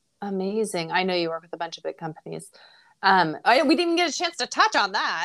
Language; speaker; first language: English; native; English